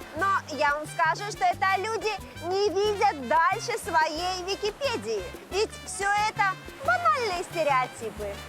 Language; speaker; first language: Russian; native; Russian